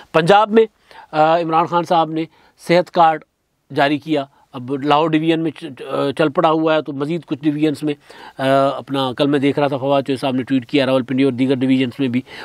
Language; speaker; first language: Urdu; non-native, local second language; Sindhi